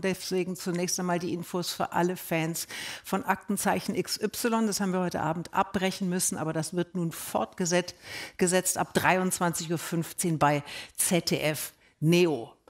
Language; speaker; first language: German; native; German